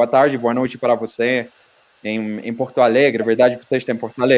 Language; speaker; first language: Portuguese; non-native, fluent; Spanish